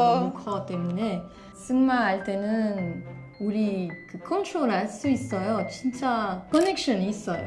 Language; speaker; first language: Korean; non-native, learner; French